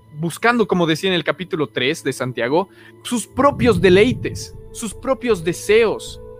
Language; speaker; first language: Spanish; native; Spanish